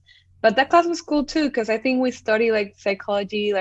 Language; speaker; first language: English; non-native, fluent; Spanish